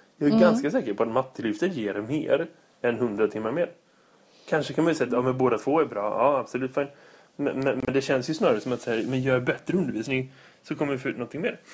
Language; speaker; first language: Swedish; native; Swedish